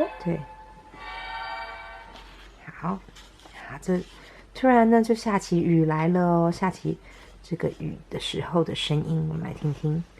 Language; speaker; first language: Chinese; native; Chinese